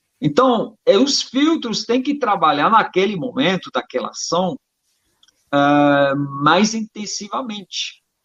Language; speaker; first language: Portuguese; non-native, fluent; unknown